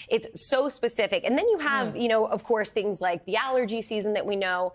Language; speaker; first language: English; native; English